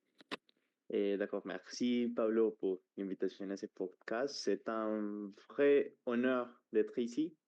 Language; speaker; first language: French; non-native, fluent; Spanish